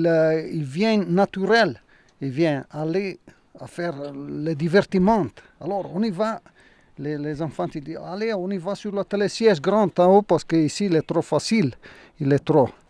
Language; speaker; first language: French; non-native, learner; Italian